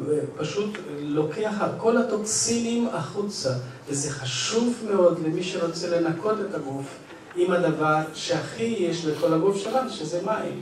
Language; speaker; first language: Hebrew; non-native, fluent; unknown